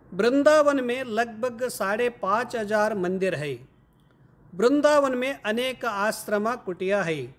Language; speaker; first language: Hindi; non-native, local second language; Kannada